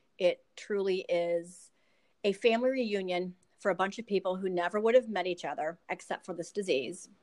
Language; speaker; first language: English; native; English